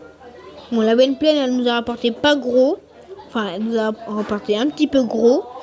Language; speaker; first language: French; native; French